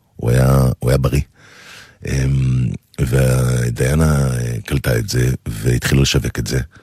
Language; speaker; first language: Hebrew; native; Hebrew